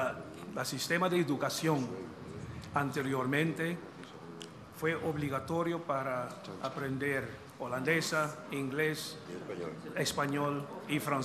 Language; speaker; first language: Spanish; non-native, fluent; English